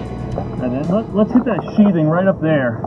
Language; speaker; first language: English; native; English